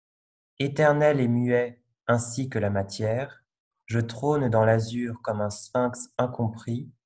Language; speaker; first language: French; native; French